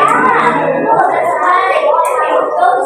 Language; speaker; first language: English; non-native, fluent; Indonesian